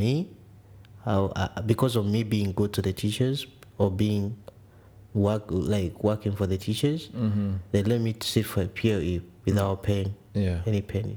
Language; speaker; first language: English; non-native, local second language; Ganda